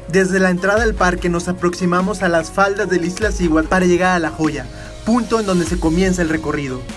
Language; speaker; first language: Spanish; native; Spanish